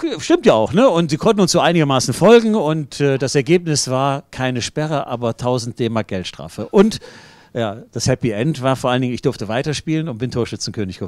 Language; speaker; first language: German; native; German